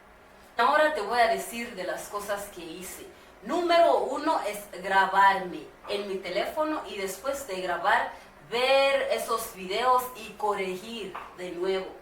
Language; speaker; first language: Spanish; non-native, learner; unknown